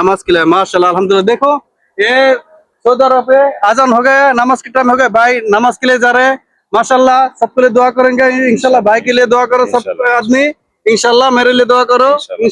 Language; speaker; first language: Hindi; non-native, learner; Bangla